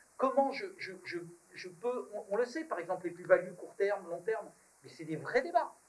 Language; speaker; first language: French; native; French